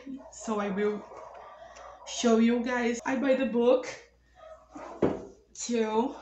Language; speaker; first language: English; non-native, learner; Portuguese